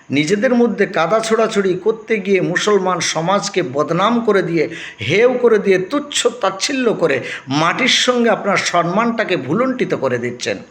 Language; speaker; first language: Bangla; native; Bangla